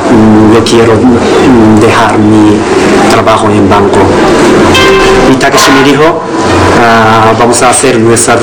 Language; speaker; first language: Spanish; non-native, learner; Japanese